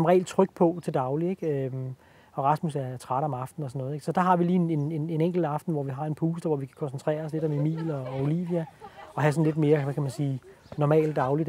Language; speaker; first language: Danish; native; Danish